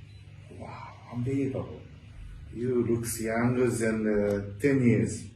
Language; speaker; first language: English; non-native, learner; Japanese